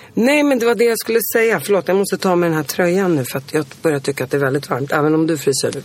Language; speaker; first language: Swedish; early bilingual, other home language; Arabic